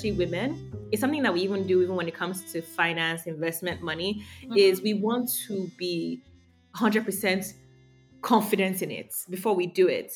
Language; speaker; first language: English; non-native, local second language; Yoruba